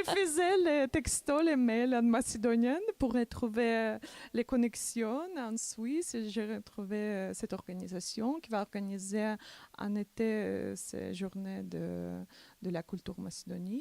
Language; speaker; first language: French; non-native, learner; Macedonian